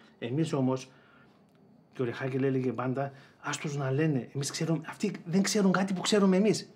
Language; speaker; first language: Greek; early bilingual, heritage; Greek